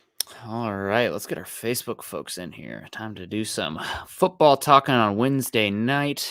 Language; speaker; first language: English; native; English